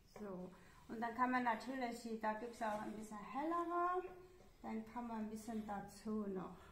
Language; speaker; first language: German; non-native, learner; Chinese